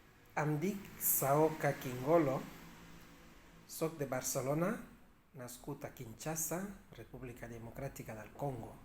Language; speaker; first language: Catalan; early bilingual, other home language; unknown